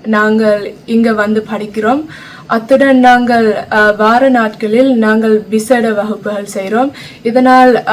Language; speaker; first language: Tamil; early bilingual, heritage; Tamil